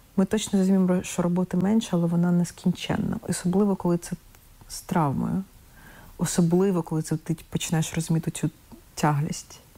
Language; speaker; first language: Ukrainian; non-native, local second language; Russian